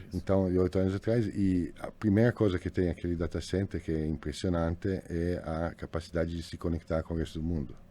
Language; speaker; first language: Portuguese; non-native, fluent; Italian